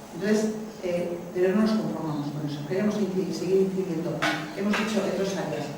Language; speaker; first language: Spanish; native; Spanish